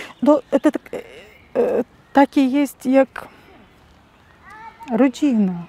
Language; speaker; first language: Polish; non-native, learner; Russian